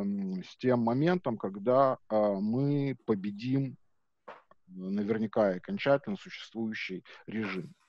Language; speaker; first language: Russian; native; Russian